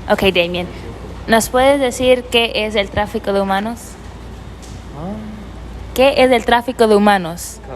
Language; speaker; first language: Spanish; early bilingual, heritage; Spanish